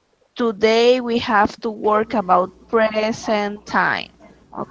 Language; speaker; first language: English; non-native, learner; Spanish